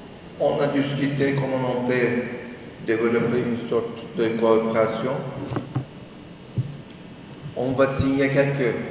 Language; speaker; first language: French; non-native, fluent; Turkish